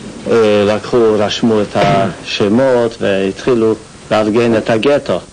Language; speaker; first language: Hebrew; non-native, fluent; Yiddish